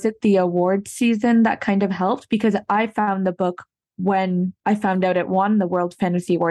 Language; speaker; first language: English; native; English